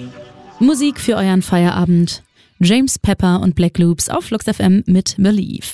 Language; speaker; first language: German; native; German